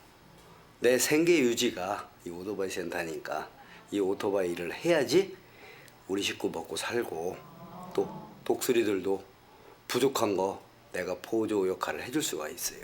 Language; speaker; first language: Korean; native; Korean